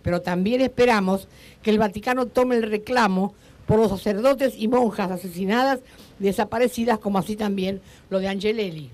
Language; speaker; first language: Spanish; native; Spanish